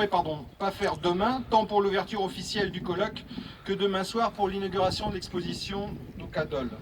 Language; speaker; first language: French; native; French